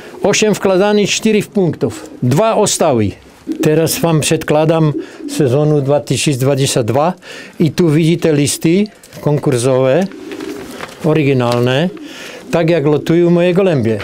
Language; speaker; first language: Polish; non-native, learner; Czech